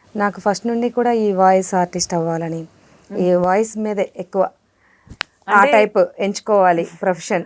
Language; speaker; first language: Telugu; native; Telugu